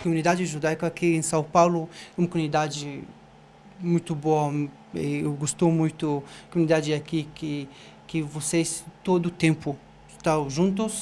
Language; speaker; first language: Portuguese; non-native, fluent; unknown